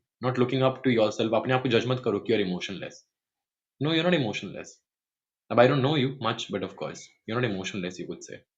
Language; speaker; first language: English; non-native, local second language; Hindi